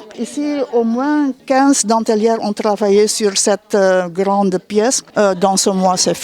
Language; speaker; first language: French; non-native, fluent; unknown